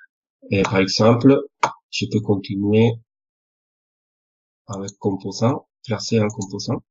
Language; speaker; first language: French; non-native, fluent; Spanish